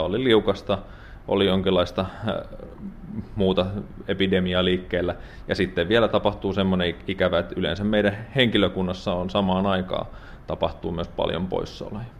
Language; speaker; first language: Finnish; native; Finnish